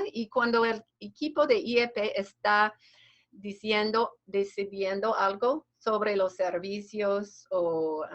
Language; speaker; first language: Spanish; non-native, fluent; English